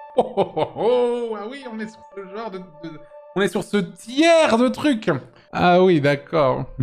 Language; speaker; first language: French; native; French